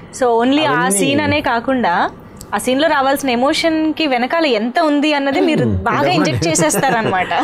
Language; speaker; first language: Telugu; native; Telugu